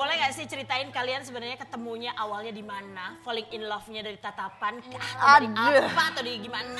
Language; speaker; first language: Indonesian; native; Indonesian